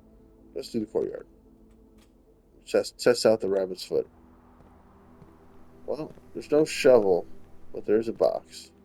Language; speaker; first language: English; native; English